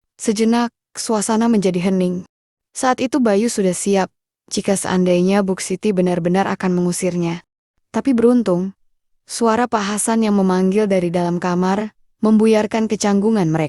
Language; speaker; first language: Indonesian; native; Indonesian